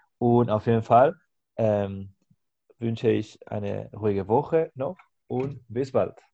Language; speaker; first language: German; non-native, fluent; Spanish